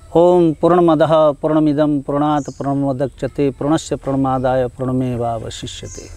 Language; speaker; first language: Nepali; non-native, local second language; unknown